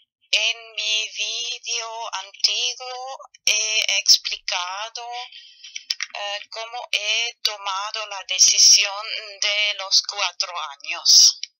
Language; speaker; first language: Spanish; non-native, fluent; German